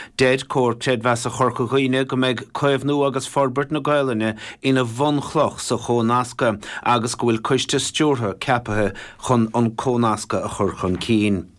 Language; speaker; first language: Irish; native; Irish